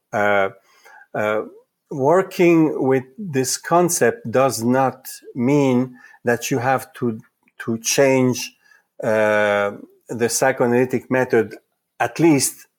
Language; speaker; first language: English; non-native, fluent; Italian